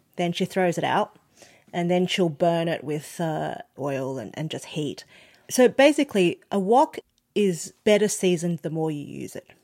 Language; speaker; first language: English; non-native, local second language; Cantonese